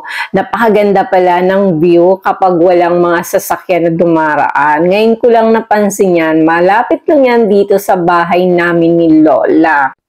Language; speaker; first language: Filipino; native; Filipino